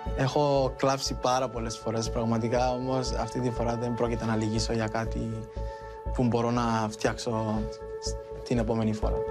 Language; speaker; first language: Greek; early bilingual, other home language; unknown